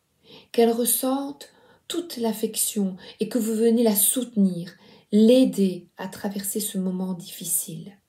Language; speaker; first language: French; native; French